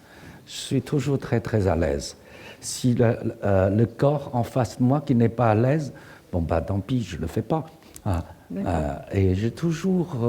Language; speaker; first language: French; non-native, fluent; Chinese